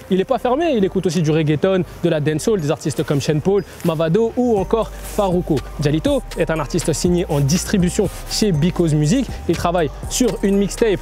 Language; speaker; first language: French; native; French